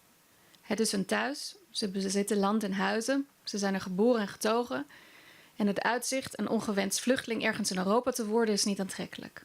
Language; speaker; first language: Dutch; early bilingual, other home language; Kurdish